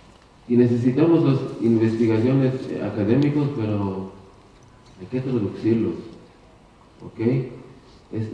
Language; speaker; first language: Spanish; non-native, learner; Hebrew